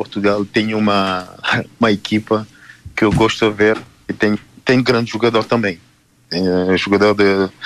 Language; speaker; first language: Portuguese; non-native, fluent; Haitian Creole